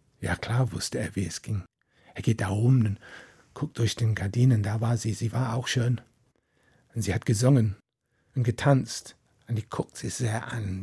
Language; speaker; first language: German; non-native, fluent; English